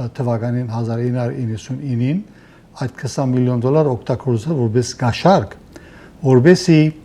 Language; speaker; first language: Armenian; early bilingual, heritage; Armenian